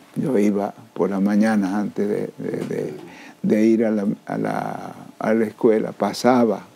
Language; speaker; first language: Spanish; native; Spanish